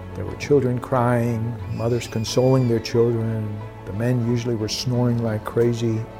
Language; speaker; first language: English; early bilingual, other home language; German